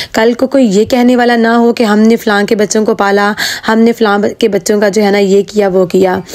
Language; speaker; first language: Urdu; native; Urdu